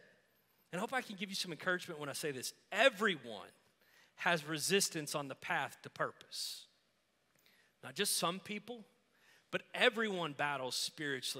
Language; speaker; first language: English; native; English